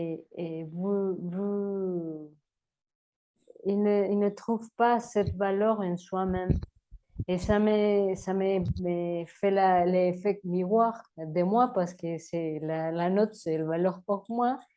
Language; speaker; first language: French; non-native, learner; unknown